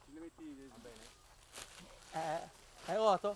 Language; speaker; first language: Italian; native; Italian